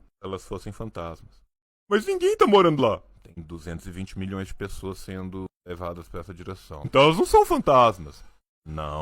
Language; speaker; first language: Portuguese; native; Portuguese